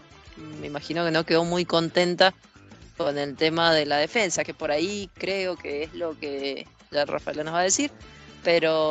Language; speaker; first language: Spanish; native; Spanish